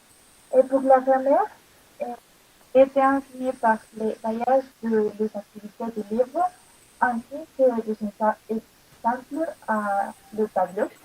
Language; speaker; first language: French; non-native, learner; Spanish